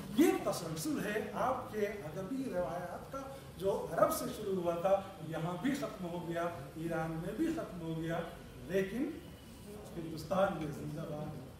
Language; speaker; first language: Urdu; native; Urdu